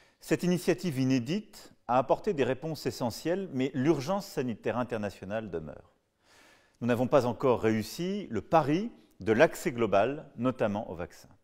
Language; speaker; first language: French; native; French